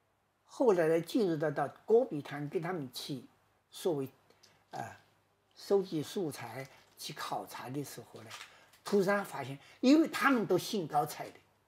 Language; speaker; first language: Chinese; native; Chinese